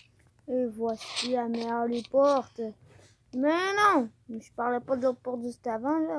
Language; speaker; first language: French; native; French